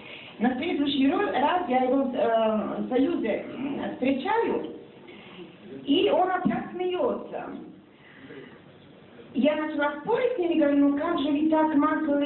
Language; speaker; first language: Russian; non-native, fluent; Serbian